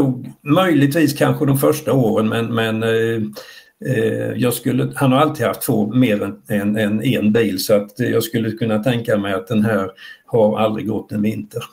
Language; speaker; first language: Swedish; native; Swedish